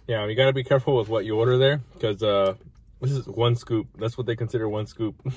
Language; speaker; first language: English; early bilingual, other home language; Spanish